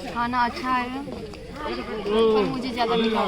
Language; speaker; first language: Hindi; non-native, local second language; Bangla